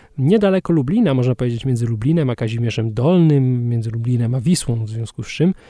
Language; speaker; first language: Polish; native; Polish